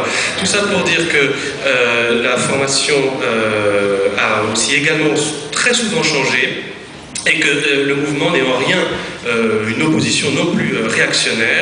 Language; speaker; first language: French; native; French